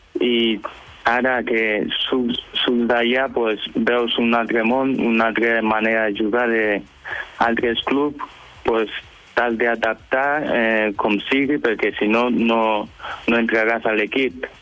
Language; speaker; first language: Catalan; early bilingual, other home language; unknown